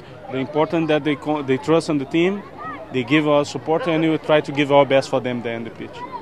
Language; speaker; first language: English; non-native, fluent; Portuguese